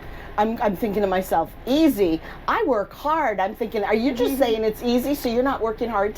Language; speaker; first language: English; native; English